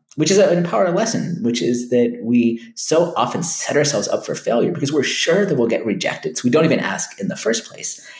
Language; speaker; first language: English; native; English